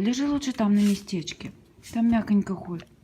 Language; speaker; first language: Russian; native; Russian